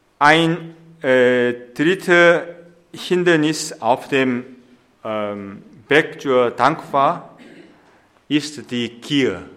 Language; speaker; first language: German; non-native, fluent; Korean